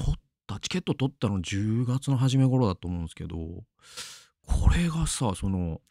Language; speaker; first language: Japanese; native; Japanese